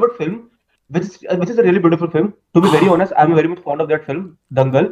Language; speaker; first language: English; non-native, local second language; Hindi